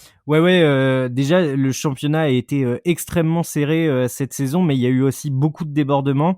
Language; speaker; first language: French; native; French